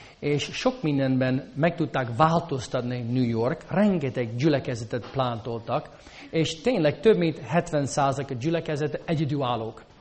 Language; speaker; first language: Hungarian; non-native, fluent; English